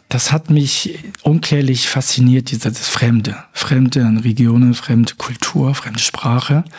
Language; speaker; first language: German; non-native, fluent; Chinese